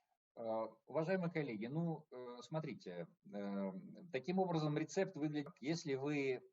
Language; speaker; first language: Russian; native; Russian